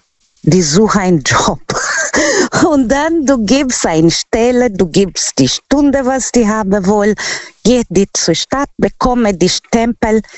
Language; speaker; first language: German; non-native, learner; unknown